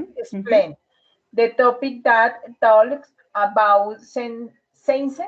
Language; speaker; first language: English; non-native, learner; Spanish